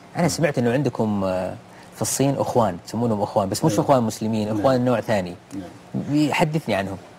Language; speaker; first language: Arabic; native; Arabic